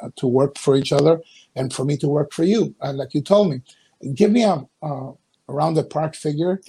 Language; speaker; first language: English; early bilingual, other home language; Spanish